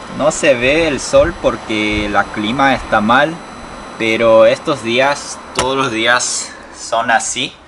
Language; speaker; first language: Spanish; non-native, learner; Japanese